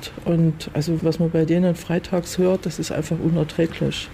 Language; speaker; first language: German; native; German